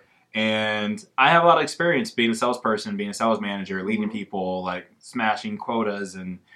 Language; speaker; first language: English; native; English